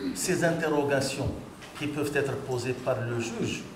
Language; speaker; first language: French; non-native, local second language; Arabic